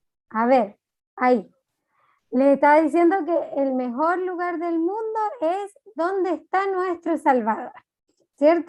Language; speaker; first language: Spanish; native; Spanish